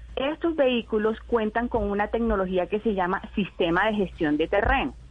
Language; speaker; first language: Spanish; native; Spanish